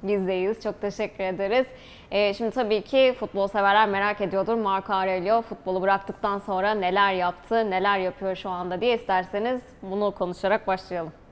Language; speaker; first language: Turkish; native; Turkish